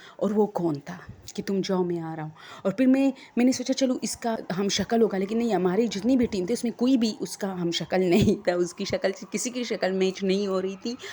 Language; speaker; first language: Urdu; non-native, local second language; Pashto